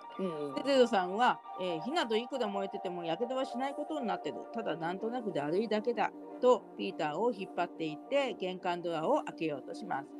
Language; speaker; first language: Japanese; native; Japanese